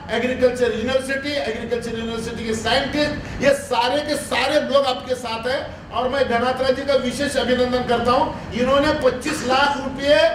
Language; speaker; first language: Hindi; non-native, local second language; Marathi